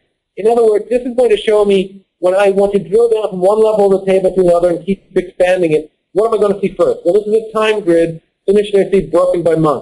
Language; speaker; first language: English; native; English